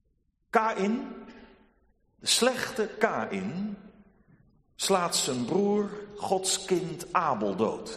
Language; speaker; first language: Dutch; native; Dutch